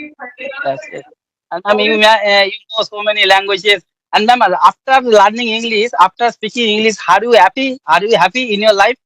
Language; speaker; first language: English; non-native, learner; Bangla